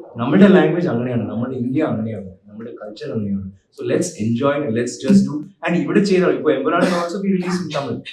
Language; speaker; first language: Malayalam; non-native, learner; Tamil